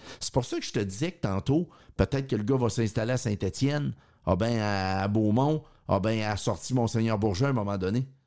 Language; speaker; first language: French; native; French